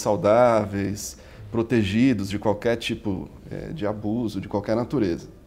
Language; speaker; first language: Portuguese; native; Portuguese